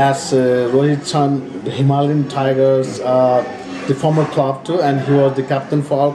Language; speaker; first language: English; non-native, learner; Nepali